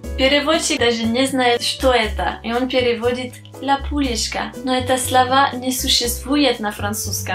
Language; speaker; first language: Russian; non-native, fluent; French